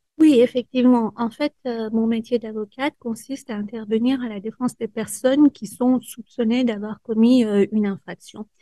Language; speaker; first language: French; early bilingual, other home language; Persian